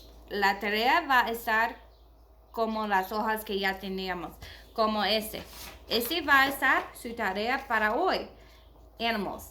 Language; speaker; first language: Spanish; non-native, learner; English